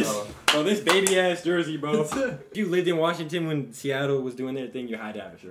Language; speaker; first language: English; native; English